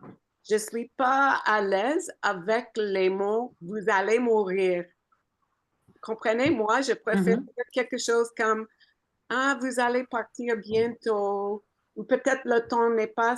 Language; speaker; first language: French; non-native, fluent; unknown